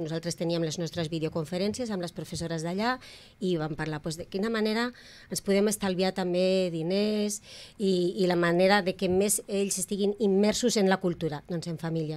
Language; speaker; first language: Catalan; native; Catalan